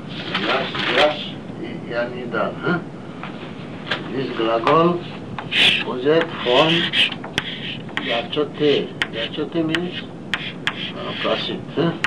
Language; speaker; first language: Russian; non-native, learner; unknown